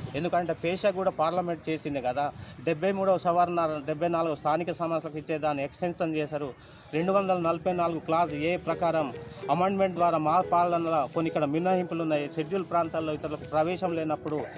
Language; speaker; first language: Telugu; non-native, local second language; Gondi